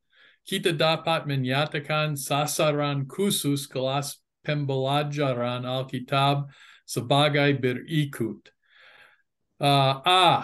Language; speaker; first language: Indonesian; non-native, fluent; English